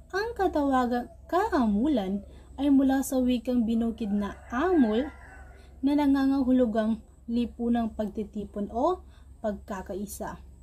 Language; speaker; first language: Filipino; non-native, local second language; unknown